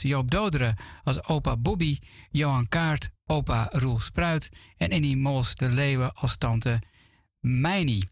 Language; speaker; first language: Dutch; native; Dutch